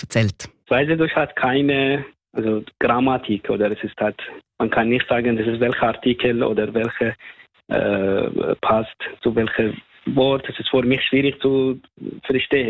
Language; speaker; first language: German; non-native, fluent; Persian